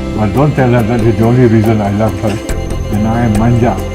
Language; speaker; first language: English; non-native, local second language; Malay